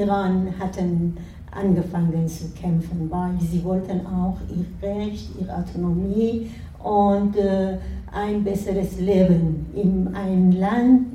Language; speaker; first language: German; non-native, fluent; Persian